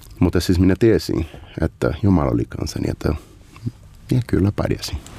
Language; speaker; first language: Finnish; non-native, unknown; Portuguese